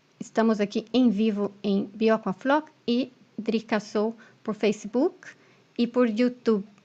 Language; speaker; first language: Spanish; non-native, fluent; Portuguese